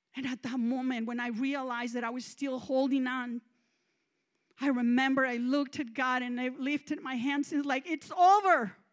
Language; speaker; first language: English; non-native, fluent; Spanish